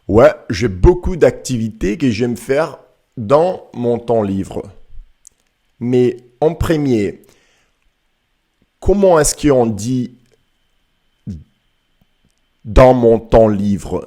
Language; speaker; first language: French; non-native, learner; Portuguese